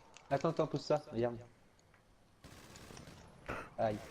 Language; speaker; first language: French; native; French